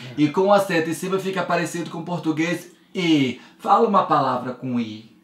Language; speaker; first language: Portuguese; native; Portuguese